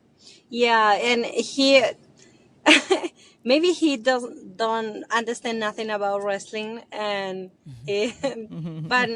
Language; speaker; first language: English; non-native, learner; Spanish